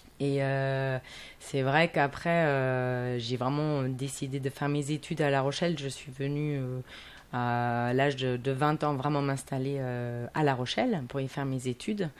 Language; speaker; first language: French; non-native, fluent; German